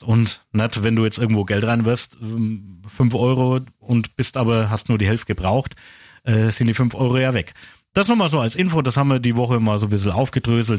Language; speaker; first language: German; native; German